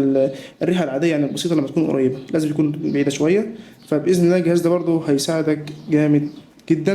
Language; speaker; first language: Arabic; native; Arabic